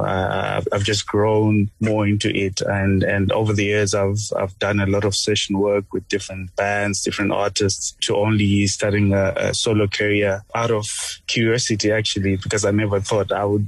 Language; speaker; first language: English; non-native, local second language; Shona